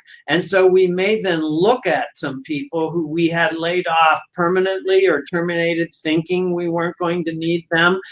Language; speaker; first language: English; native; English